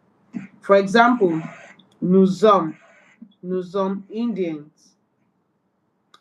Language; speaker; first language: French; non-native, learner; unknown